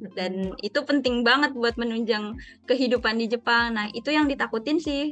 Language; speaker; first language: Indonesian; native; Indonesian